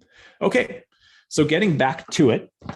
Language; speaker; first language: English; native; English